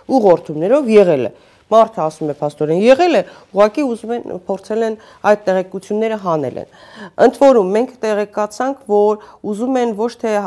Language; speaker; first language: Armenian; native; Armenian